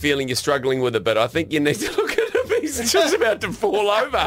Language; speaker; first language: English; native; English